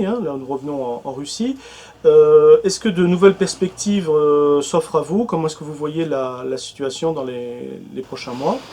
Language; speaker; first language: French; native; French